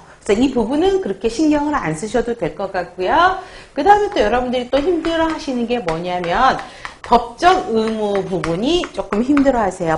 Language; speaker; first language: Korean; native; Korean